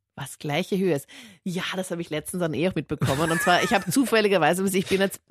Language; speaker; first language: German; native; German